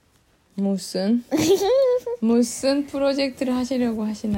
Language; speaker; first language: Japanese; non-native, fluent; Korean